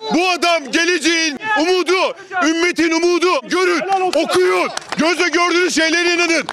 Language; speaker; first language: Turkish; native; Turkish